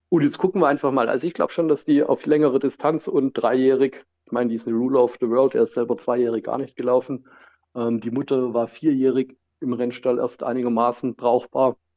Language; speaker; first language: German; native; German